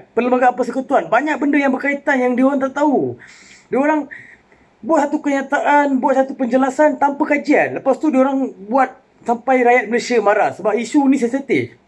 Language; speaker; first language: Malay; non-native, local second language; Tamil